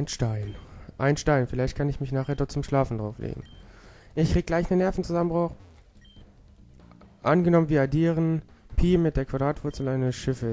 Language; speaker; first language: German; native; German